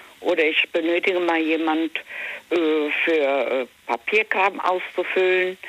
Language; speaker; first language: German; native; German